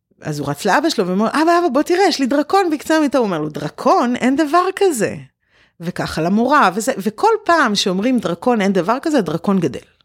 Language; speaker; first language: Hebrew; early bilingual, other home language; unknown